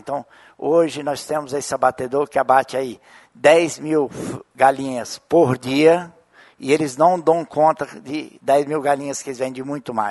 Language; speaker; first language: Portuguese; native; Portuguese